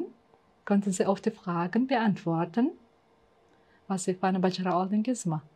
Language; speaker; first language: German; non-native, fluent; Uzbek